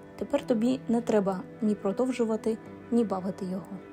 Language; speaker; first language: Ukrainian; non-native, local second language; Russian